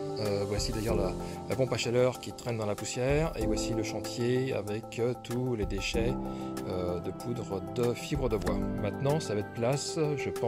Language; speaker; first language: French; native; French